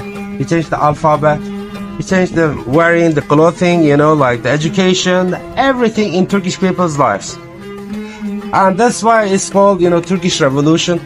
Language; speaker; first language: English; non-native, fluent; Turkish